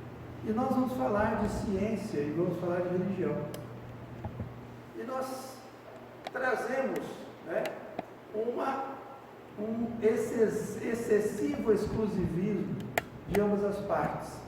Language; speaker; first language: Portuguese; native; Portuguese